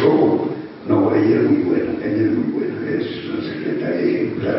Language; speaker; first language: Spanish; native; Spanish